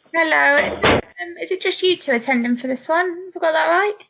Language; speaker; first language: English; native; English